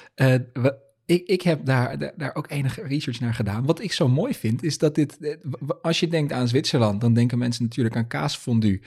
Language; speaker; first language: Dutch; native; Dutch